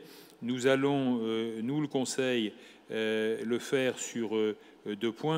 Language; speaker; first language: French; native; French